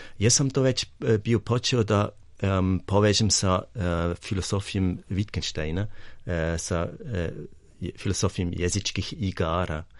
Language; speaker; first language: Serbian; non-native, fluent; German